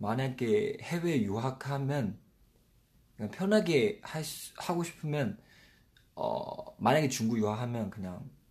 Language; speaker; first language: Korean; non-native, fluent; Chinese